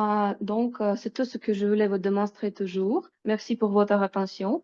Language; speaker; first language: French; non-native, fluent; Russian